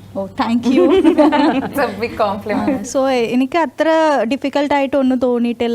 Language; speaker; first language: Malayalam; non-native, fluent; Tamil